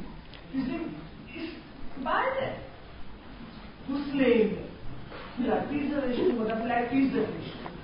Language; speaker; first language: German; non-native, fluent; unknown